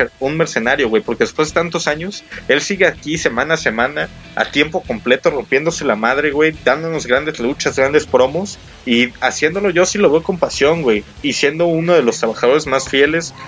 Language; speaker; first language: Spanish; native; Spanish